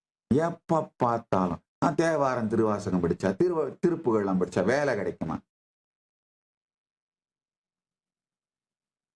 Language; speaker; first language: Tamil; native; Tamil